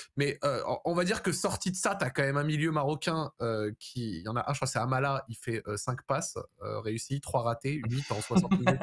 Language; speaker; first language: French; native; French